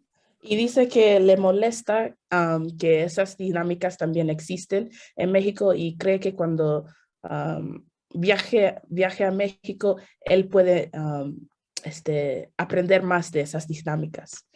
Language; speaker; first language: Spanish; non-native, fluent; English